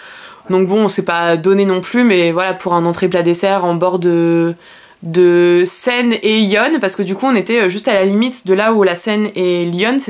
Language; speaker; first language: French; native; French